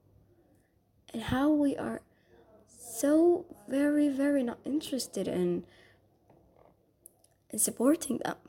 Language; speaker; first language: English; non-native, fluent; Somali